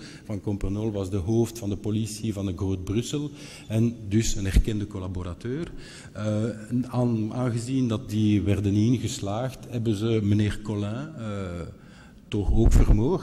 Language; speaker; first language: Dutch; non-native, local second language; French